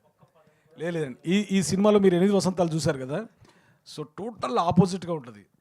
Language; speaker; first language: Telugu; native; Telugu